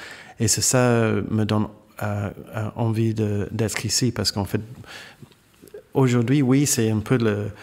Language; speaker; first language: French; non-native, fluent; English